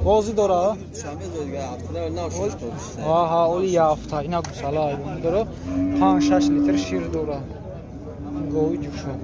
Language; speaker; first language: Tajik; native; Tajik